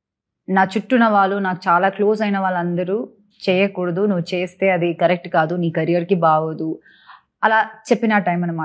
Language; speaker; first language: Telugu; non-native, fluent; Malayalam